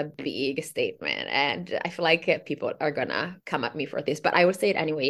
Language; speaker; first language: English; non-native, fluent; Italian